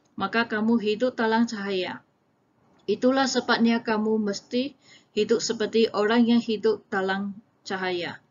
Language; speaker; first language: Malay; non-native, local second language; Chinese